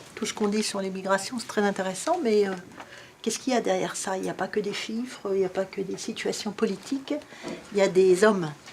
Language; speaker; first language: French; native; French